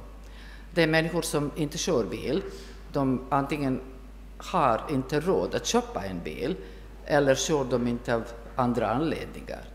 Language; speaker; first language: Swedish; non-native, fluent; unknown